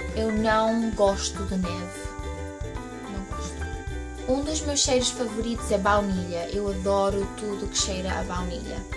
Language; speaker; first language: Portuguese; early bilingual, heritage; Portuguese